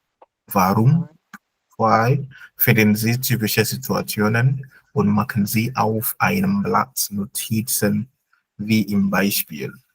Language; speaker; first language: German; non-native, fluent; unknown